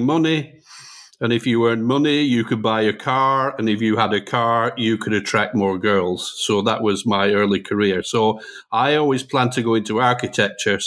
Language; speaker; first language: English; native; English